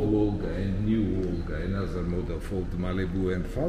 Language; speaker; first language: English; non-native, learner; Georgian